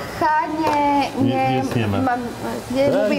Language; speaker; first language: Polish; non-native, learner; Spanish